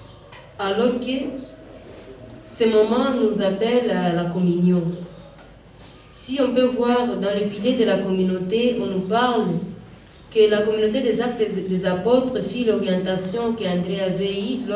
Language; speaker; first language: French; non-native, local second language; Swahili